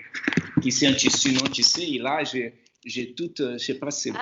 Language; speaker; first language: French; non-native, fluent; Portuguese